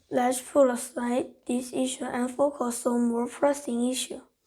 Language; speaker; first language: English; non-native, fluent; Korean